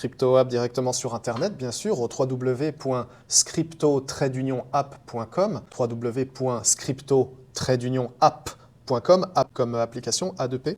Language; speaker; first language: French; native; French